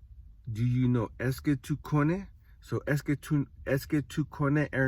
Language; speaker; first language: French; non-native, learner; English